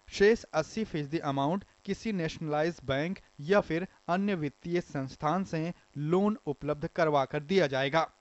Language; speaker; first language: Hindi; non-native, local second language; Marathi